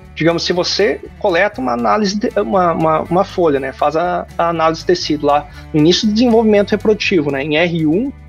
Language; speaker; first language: Portuguese; native; Portuguese